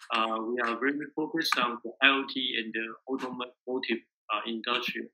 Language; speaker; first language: English; non-native, learner; Chinese